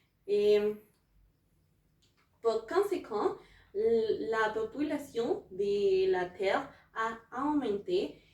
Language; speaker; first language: French; non-native, learner; Spanish